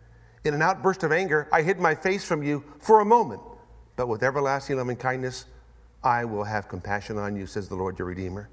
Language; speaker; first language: English; native; English